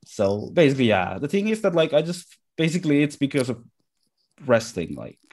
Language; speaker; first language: English; non-native, fluent; Finnish